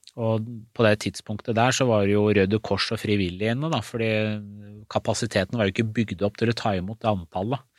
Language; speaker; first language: Norwegian; early bilingual, other home language; Persian